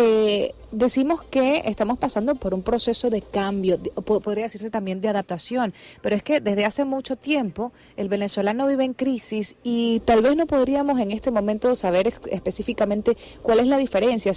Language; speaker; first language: Spanish; native; Spanish